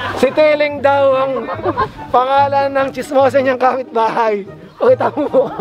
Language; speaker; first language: Filipino; native; Filipino